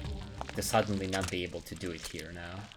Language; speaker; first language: English; non-native, fluent; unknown